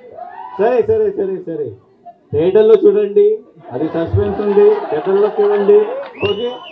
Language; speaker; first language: Telugu; non-native, learner; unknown